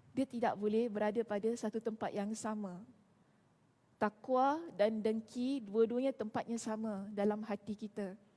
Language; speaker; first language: Malay; native; Malay